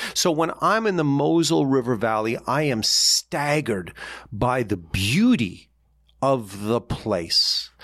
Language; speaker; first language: English; native; English